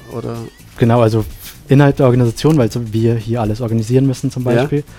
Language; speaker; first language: German; non-native, fluent; Sinhala